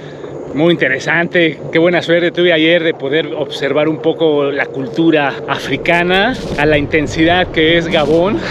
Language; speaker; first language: Spanish; native; Spanish